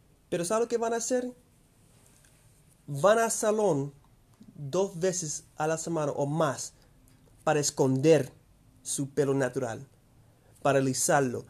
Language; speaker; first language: Spanish; non-native, fluent; English